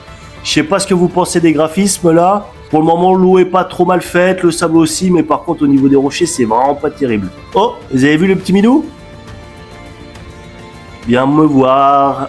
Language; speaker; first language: French; native; French